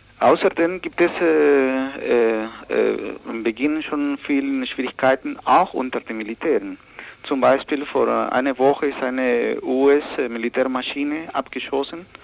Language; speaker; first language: German; non-native, learner; Spanish